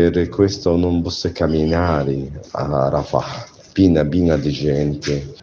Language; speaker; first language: Italian; non-native, learner; Arabic